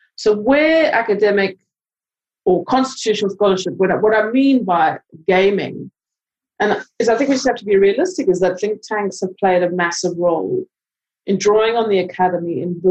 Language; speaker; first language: English; native; English